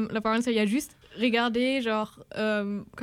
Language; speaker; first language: French; non-native, fluent; German